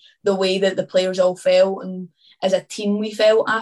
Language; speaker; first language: English; native; English